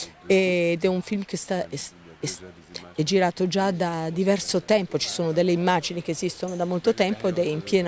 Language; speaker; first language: Italian; non-native, fluent; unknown